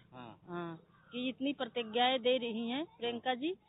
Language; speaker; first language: Hindi; native; Hindi